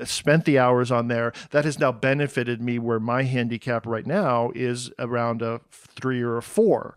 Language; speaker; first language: English; native; English